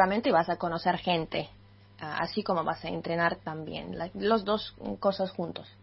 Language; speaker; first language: Spanish; non-native, fluent; Russian